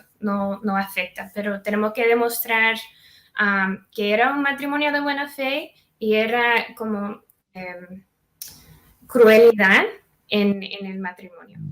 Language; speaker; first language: Spanish; non-native, fluent; English